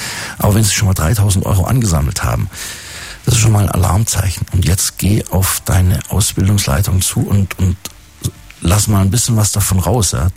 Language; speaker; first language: German; native; German